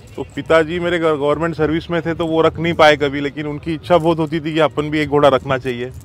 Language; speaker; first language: Hindi; non-native, local second language; Marathi